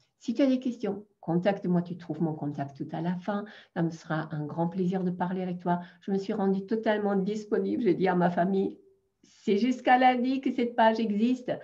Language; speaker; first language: French; non-native, fluent; German